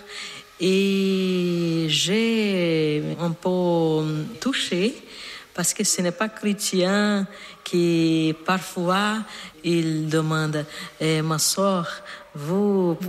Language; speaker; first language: French; non-native, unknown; Portuguese